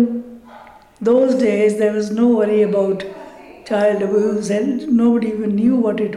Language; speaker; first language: English; non-native, local second language; Punjabi